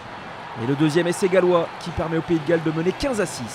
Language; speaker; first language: French; native; French